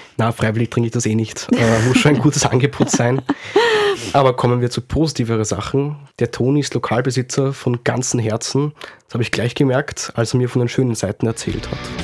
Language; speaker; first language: German; native; German